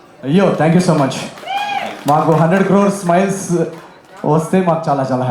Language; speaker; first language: Telugu; native; Telugu